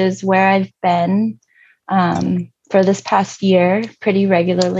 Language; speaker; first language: English; native; English